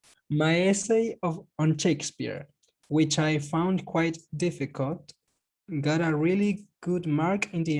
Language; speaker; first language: English; non-native, learner; Spanish